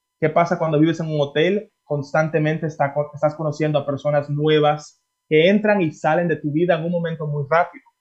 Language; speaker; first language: Spanish; early bilingual, heritage; Spanish